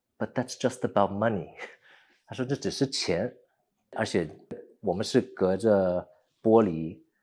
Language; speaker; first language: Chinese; early bilingual, heritage; Chinese